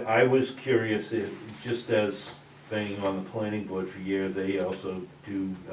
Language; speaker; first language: English; native; English